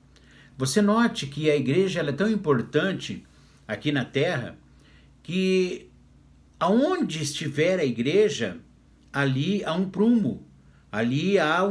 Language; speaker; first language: Portuguese; native; Portuguese